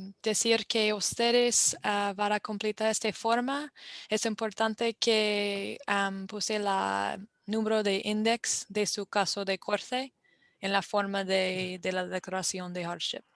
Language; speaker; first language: Spanish; non-native, fluent; English